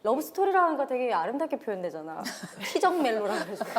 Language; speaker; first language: Korean; native; Korean